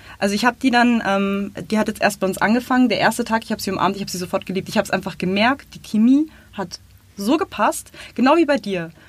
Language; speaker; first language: German; native; German